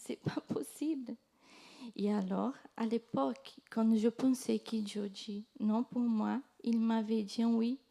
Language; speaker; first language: French; non-native, fluent; Portuguese